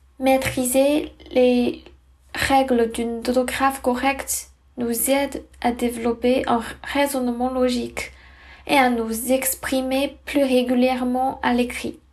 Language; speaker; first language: French; non-native, fluent; Chinese